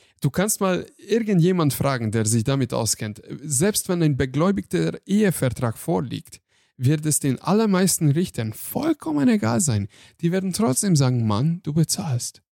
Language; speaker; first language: German; non-native, fluent; Hungarian